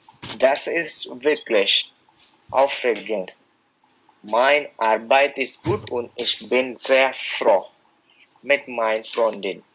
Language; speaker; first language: German; non-native, learner; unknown